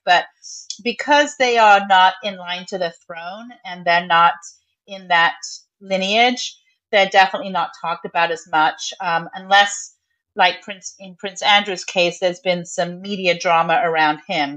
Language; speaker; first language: English; native; English